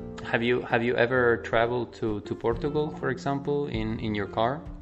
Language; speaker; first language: English; non-native, fluent; Spanish